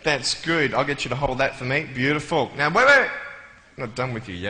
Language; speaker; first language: English; native; English